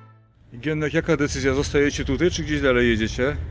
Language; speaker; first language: Polish; native; Polish